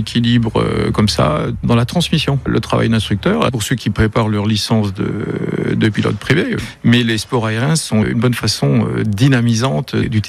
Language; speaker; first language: French; native; French